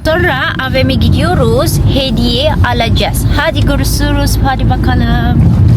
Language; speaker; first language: Turkish; non-native, learner; Indonesian